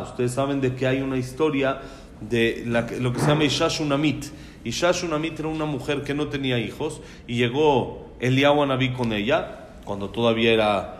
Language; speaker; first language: Spanish; native; Spanish